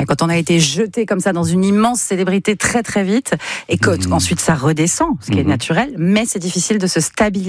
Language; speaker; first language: French; native; French